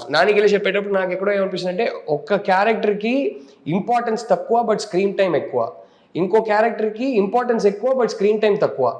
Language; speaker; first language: Telugu; non-native, local second language; Tamil